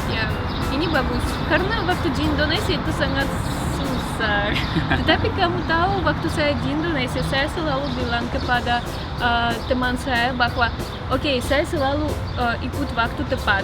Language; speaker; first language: Indonesian; non-native, fluent; Russian